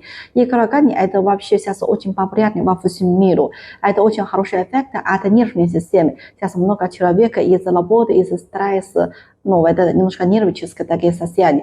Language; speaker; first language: Russian; non-native, learner; Chinese